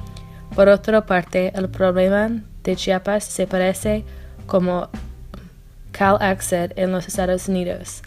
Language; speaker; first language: Spanish; non-native, learner; English